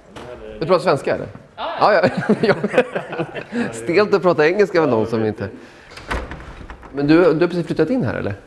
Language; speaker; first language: Swedish; native; Swedish